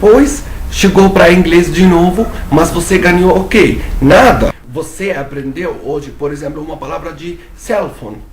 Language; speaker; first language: Portuguese; non-native, fluent; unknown